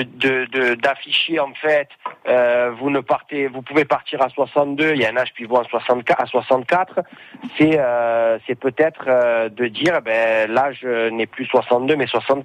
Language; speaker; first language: French; native; French